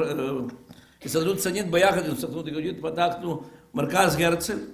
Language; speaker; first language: Hebrew; non-native, fluent; Russian